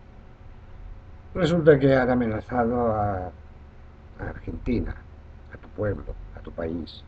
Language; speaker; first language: Spanish; non-native, local second language; Catalan